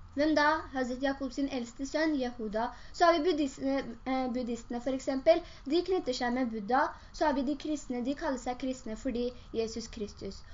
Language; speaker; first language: Norwegian; early bilingual, other home language; Urdu